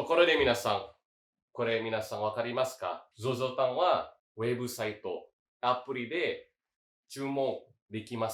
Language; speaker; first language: Japanese; non-native, fluent; Indonesian